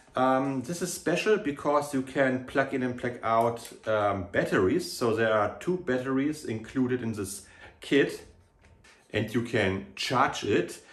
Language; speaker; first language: English; non-native, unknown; German